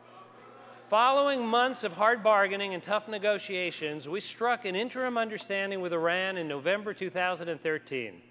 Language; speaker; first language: English; native; English